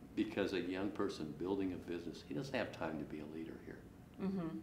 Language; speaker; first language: English; native; English